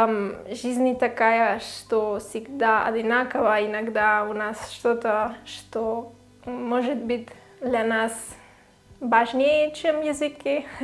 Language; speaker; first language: Russian; non-native, learner; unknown